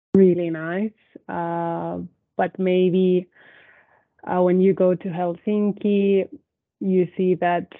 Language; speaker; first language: English; non-native, fluent; Spanish